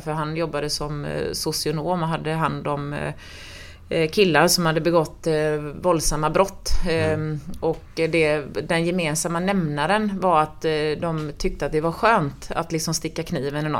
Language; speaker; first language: Swedish; native; Swedish